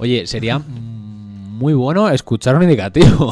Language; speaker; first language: Spanish; native; Spanish